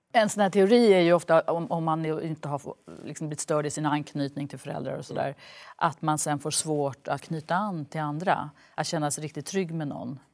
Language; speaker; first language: Swedish; native; Swedish